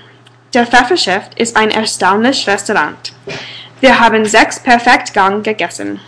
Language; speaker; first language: German; non-native, learner; English